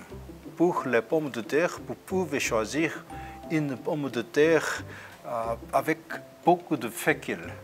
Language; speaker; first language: French; non-native, fluent; Korean